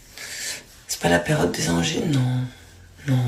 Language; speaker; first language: French; native; French